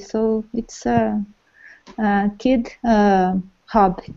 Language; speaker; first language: English; non-native, learner; Portuguese